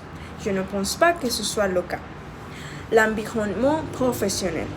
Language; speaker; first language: French; non-native, fluent; Spanish